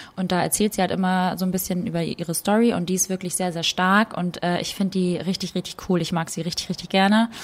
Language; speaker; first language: German; early bilingual, other home language; Albanian